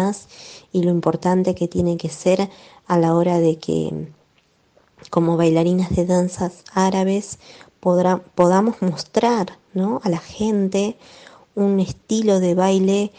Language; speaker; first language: Spanish; native; Spanish